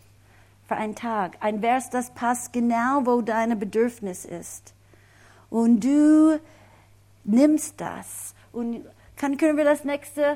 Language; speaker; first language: German; non-native, fluent; English